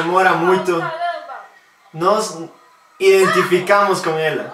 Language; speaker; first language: Portuguese; non-native, learner; Spanish